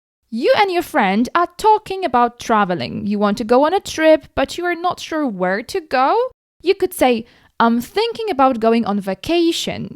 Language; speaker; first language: English; non-native, fluent; Polish